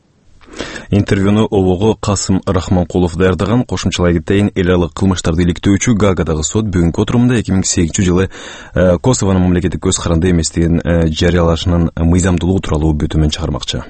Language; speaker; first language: Kyrgyz; native; Kyrgyz